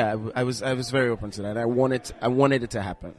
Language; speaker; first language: English; non-native, local second language; Igbo